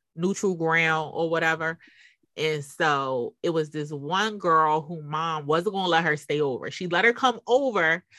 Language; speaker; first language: English; native; English